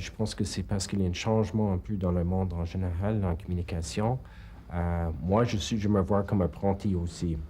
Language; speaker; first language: French; non-native, fluent; English